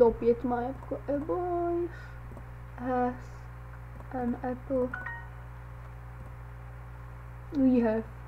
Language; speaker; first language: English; non-native, learner; Czech